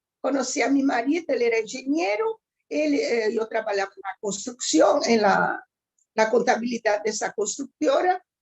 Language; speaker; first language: Spanish; early bilingual, heritage; Ladino